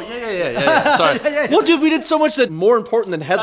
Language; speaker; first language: English; native; English